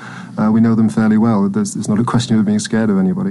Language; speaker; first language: English; native; English